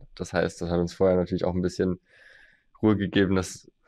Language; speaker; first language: German; native; German